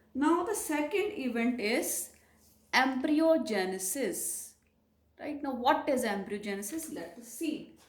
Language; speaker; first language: English; non-native, local second language; Punjabi